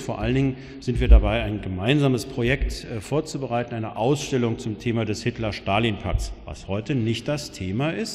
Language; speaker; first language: German; native; German